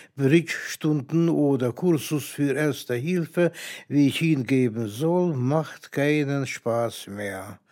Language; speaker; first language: German; non-native, fluent; Hungarian